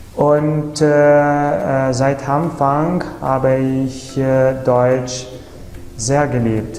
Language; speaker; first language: German; non-native, fluent; Italian